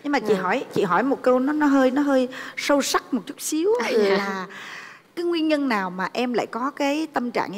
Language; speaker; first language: Vietnamese; native; Vietnamese